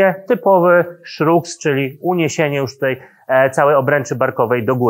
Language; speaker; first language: Polish; native; Polish